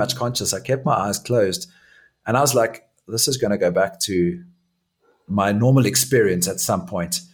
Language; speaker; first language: English; native; English